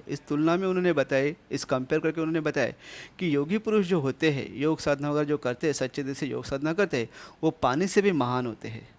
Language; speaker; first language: Hindi; non-native, local second language; Marathi